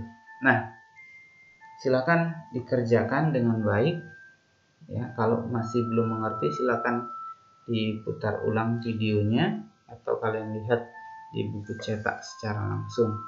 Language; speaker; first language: Indonesian; native; Indonesian